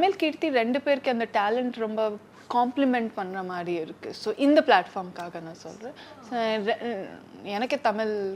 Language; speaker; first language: Tamil; non-native, learner; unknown